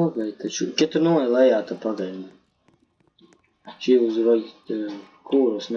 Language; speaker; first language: Latvian; native; Latvian